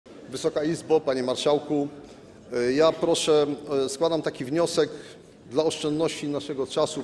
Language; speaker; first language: Polish; native; Polish